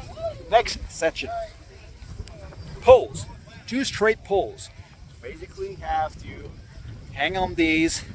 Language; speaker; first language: English; non-native, local second language; French